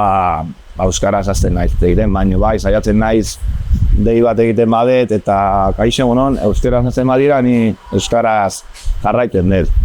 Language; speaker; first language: Basque; non-native, local second language; Spanish